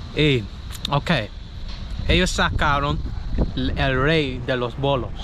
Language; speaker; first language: Spanish; non-native, learner; English